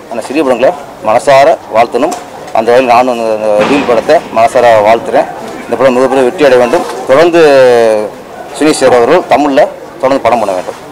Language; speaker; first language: Tamil; native; Tamil